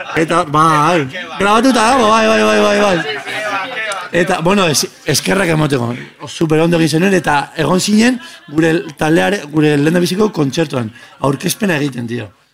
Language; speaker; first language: Basque; native; Basque